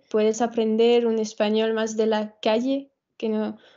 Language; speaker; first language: Spanish; non-native, fluent; French